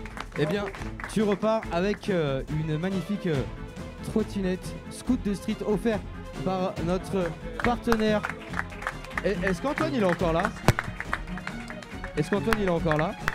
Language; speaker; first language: French; native; French